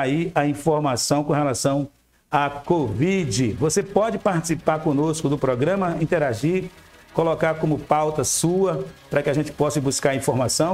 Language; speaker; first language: Portuguese; native; Portuguese